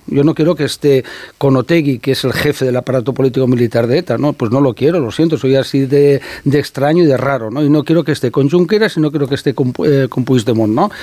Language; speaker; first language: Spanish; native; Spanish